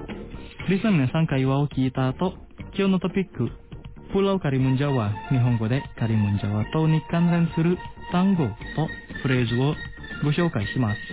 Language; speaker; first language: Japanese; non-native, fluent; Indonesian